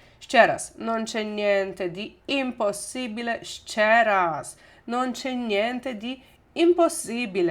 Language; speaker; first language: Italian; non-native, fluent; Ukrainian